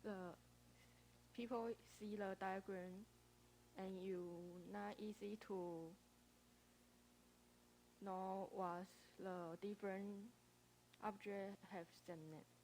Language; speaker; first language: English; non-native, learner; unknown